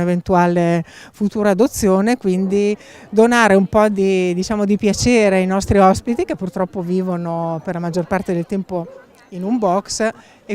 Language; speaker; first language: Italian; native; Italian